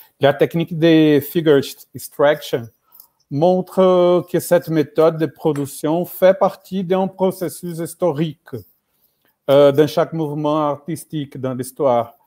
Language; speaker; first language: French; non-native, learner; Portuguese